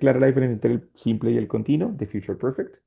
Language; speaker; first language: Spanish; native; Spanish